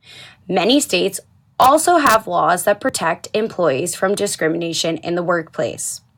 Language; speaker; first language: English; native; English